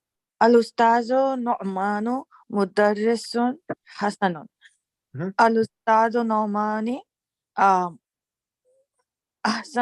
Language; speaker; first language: Arabic; non-native, learner; English